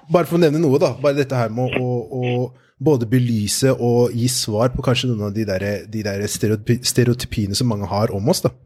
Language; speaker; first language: Norwegian; native; Norwegian